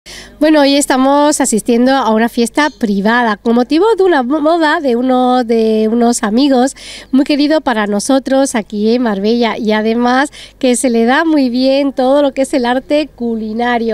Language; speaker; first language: Spanish; native; Spanish